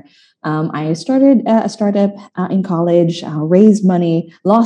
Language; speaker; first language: English; non-native, local second language; Filipino